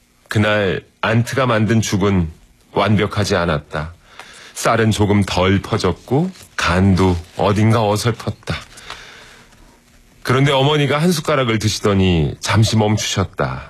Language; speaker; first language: Korean; native; Korean